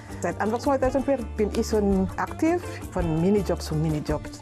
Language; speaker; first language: German; non-native, learner; Indonesian